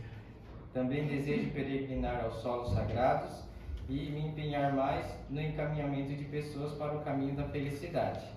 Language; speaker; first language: Portuguese; native; Portuguese